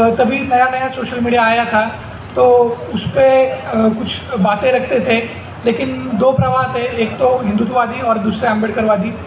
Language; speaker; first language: Hindi; non-native, local second language; Marathi